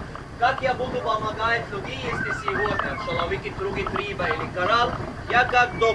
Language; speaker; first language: Russian; non-native, learner; Arabic